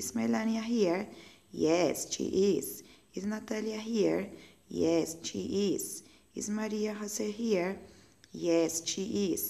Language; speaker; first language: English; non-native, learner; Spanish